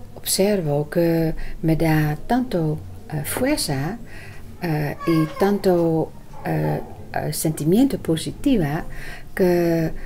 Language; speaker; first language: Spanish; non-native, learner; Dutch